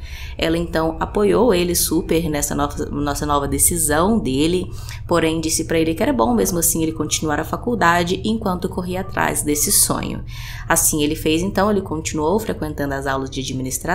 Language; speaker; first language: Portuguese; native; Portuguese